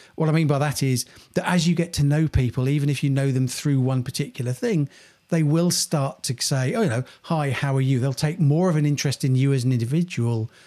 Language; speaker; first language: English; native; English